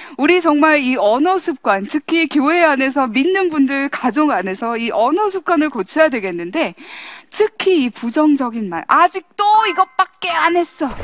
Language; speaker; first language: Korean; early bilingual, heritage; English